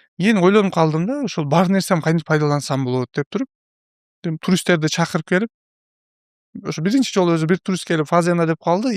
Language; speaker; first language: Kyrgyz; non-native, local second language; Uzbek